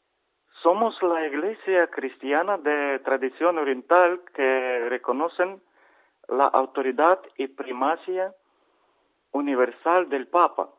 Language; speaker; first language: Spanish; non-native, learner; Ukrainian